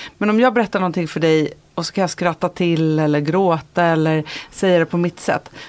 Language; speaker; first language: Swedish; native; Swedish